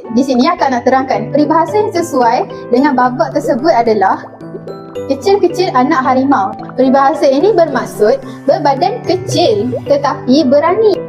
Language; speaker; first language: Malay; native; Malay